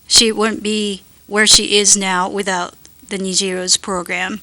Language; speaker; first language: English; non-native, fluent; Japanese